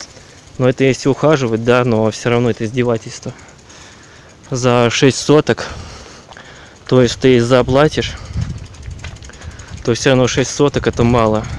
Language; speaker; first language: Russian; native; Russian